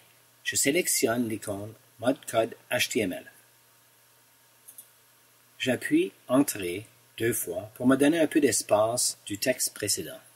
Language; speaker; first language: French; non-native, local second language; English